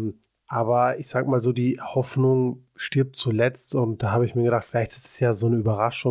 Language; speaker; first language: German; native; German